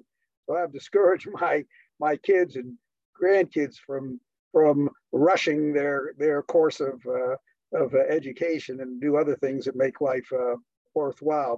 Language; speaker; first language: English; native; English